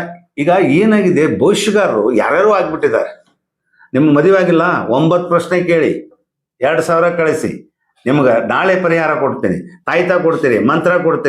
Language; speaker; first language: Kannada; native; Kannada